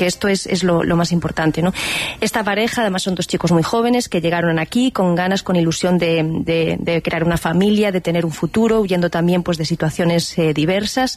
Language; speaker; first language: Spanish; native; Spanish